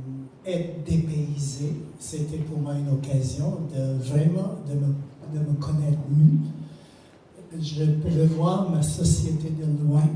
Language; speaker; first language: French; non-native, fluent; English